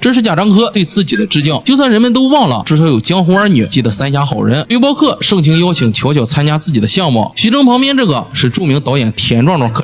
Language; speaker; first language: Chinese; native; Chinese